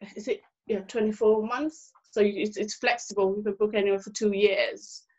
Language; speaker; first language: English; non-native, local second language; Swahili